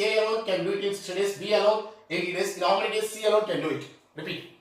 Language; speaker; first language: English; non-native, local second language; Telugu